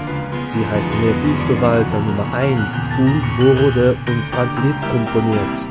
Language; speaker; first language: German; non-native, learner; Japanese